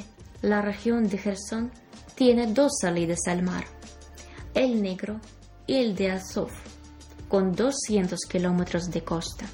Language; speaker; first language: Spanish; non-native, fluent; Ukrainian